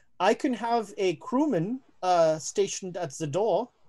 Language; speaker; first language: English; native; English